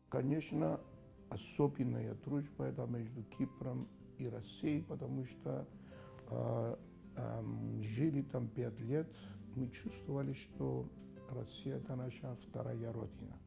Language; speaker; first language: Russian; non-native, fluent; Greek